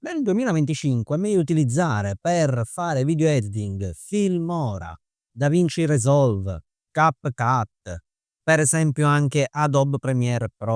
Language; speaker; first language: Italian; native; Italian